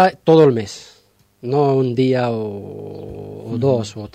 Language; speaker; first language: Spanish; non-native, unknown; Arabic